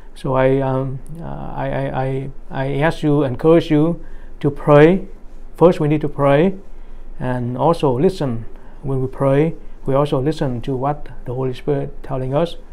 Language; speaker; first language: English; non-native, fluent; Vietnamese